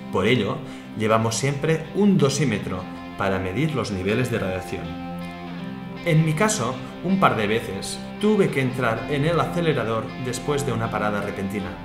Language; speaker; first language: Spanish; native; Spanish